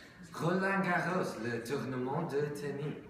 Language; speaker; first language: French; non-native, learner; English